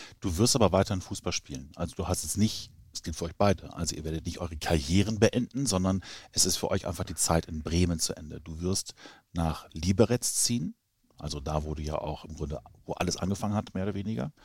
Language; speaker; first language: German; native; German